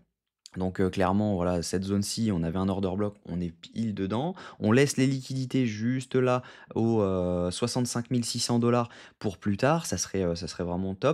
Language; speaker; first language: French; native; French